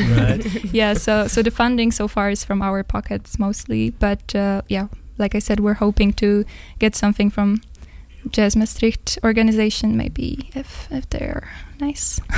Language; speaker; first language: English; non-native, fluent; Polish